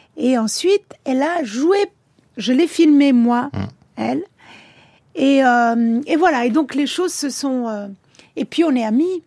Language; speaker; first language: French; early bilingual, other home language; Italian